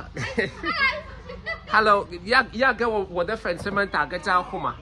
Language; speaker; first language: Chinese; non-native, fluent; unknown